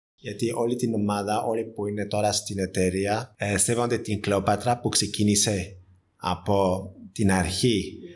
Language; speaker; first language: Greek; non-native, fluent; French